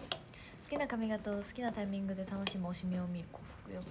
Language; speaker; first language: Japanese; native; Japanese